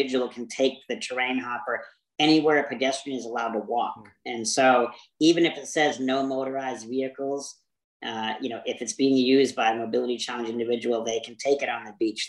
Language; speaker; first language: English; native; English